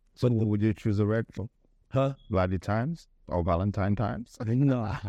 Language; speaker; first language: English; non-native, local second language; Akan